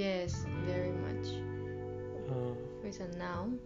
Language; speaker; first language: English; non-native, fluent; Japanese